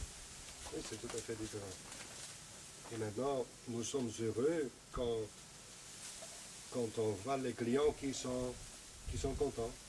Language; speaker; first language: French; non-native, local second language; Dutch